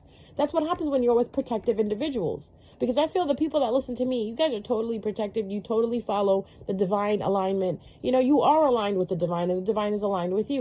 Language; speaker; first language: English; native; English